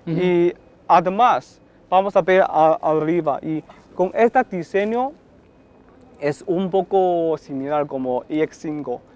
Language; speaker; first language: Spanish; non-native, learner; Chinese